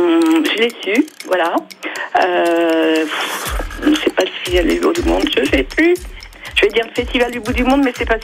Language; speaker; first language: French; native; French